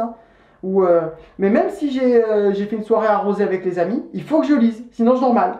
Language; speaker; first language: French; native; French